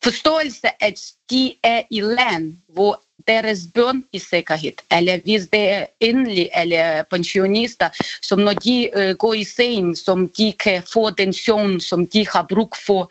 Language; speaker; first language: Danish; non-native, fluent; Ukrainian